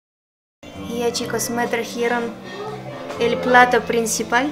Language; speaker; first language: Spanish; non-native, fluent; Ukrainian